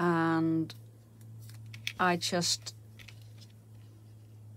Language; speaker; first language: English; non-native, fluent; Dutch